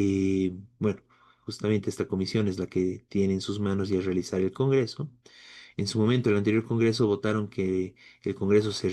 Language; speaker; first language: Spanish; native; Spanish